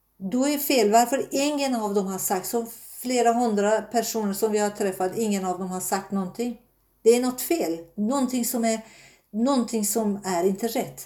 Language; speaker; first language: Swedish; non-native, fluent; Persian